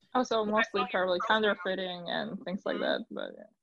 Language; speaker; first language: English; non-native, fluent; Polish